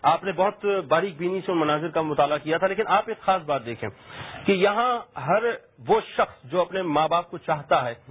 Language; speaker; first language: Urdu; native; Urdu